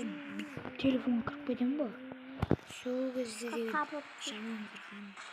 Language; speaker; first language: Turkish; non-native, learner; Kazakh